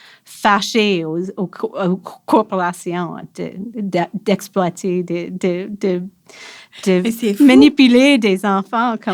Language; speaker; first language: French; non-native, local second language; English